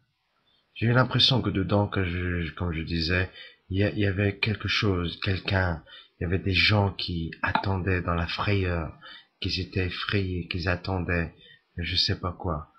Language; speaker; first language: French; native; French